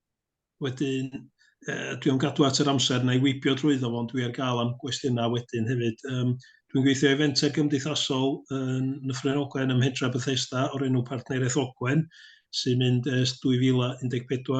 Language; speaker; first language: Welsh; native; Welsh